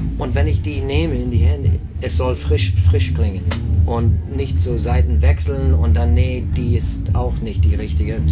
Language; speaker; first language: German; non-native, fluent; English